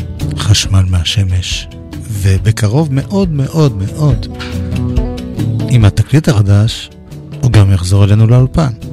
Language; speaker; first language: Hebrew; native; Hebrew